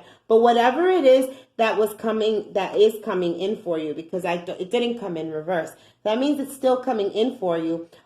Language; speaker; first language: English; native; English